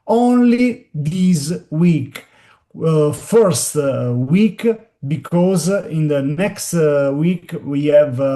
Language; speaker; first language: English; non-native, learner; Italian